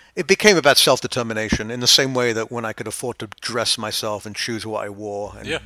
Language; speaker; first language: English; native; English